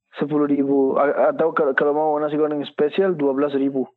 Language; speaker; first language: Indonesian; non-native, learner; Spanish